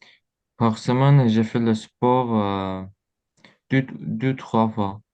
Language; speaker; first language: French; non-native, learner; Azerbaijani